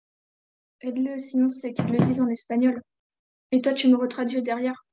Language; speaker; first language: French; native; French